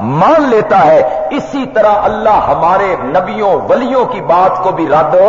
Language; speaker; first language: Urdu; non-native, local second language; Punjabi